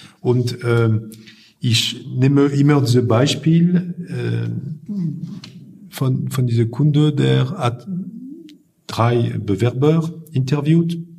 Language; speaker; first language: German; non-native, fluent; French